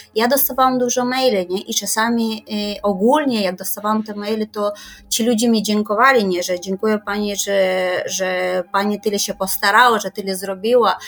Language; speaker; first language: Polish; non-native, fluent; Kyrgyz